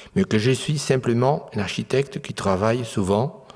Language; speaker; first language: French; non-native, fluent; Spanish